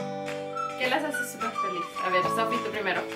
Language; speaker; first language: Spanish; early bilingual, heritage; Spanish